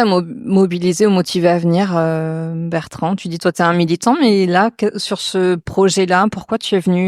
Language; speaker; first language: French; native; French